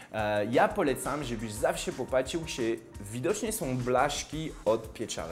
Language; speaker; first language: Polish; non-native, fluent; French